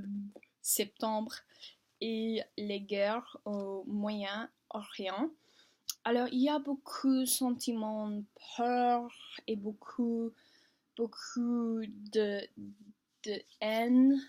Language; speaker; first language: French; non-native, learner; English